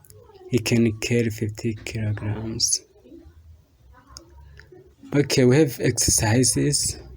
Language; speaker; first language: English; non-native, fluent; Rundi